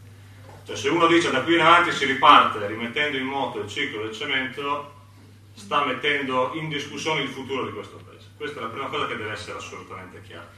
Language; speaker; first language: Italian; native; Italian